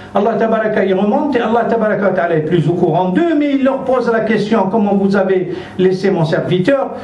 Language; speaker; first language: French; non-native, local second language; Arabic